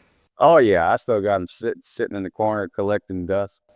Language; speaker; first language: English; native; English